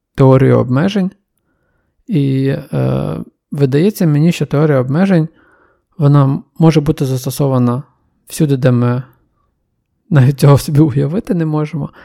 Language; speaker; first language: Ukrainian; native; Ukrainian